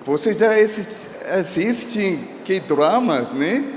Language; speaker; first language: Portuguese; non-native, fluent; Korean